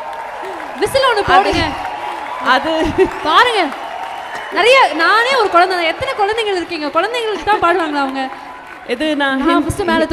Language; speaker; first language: Tamil; native; Tamil